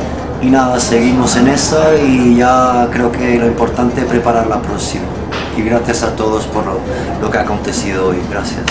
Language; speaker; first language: Spanish; early bilingual, heritage; Spanish